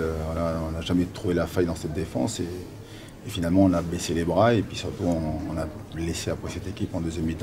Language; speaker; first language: French; native; French